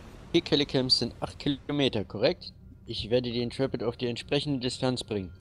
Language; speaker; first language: German; native; German